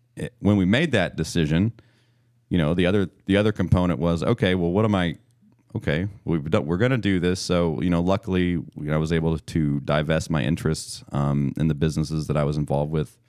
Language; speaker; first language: English; native; English